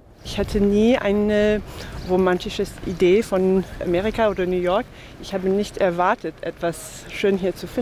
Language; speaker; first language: German; non-native, fluent; English